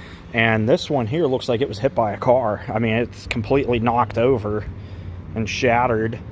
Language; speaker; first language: English; native; English